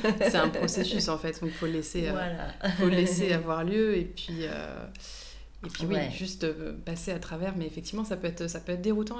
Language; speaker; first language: French; native; French